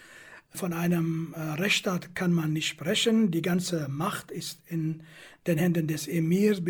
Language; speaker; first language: German; non-native, fluent; Kurdish